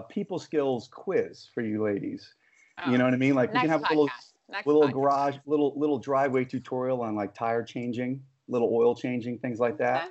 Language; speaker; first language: English; native; English